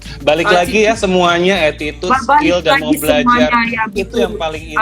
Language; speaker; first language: Indonesian; native; Indonesian